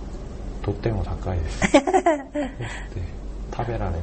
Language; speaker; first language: Japanese; non-native, learner; Korean